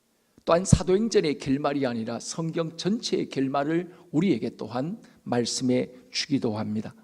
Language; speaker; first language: Korean; native; Korean